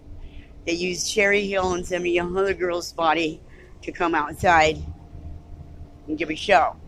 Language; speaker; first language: English; native; English